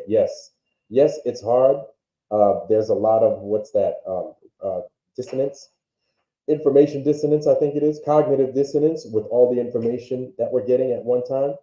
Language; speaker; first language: English; native; English